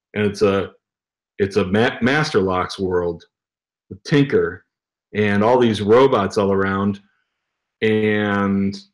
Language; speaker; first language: English; native; English